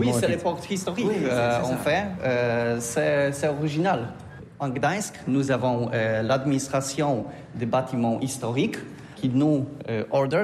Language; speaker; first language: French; non-native, learner; Polish